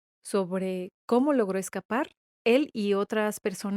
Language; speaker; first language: Spanish; native; Spanish